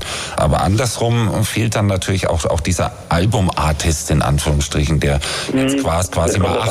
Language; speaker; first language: German; native; German